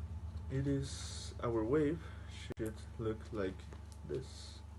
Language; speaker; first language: English; non-native, fluent; Spanish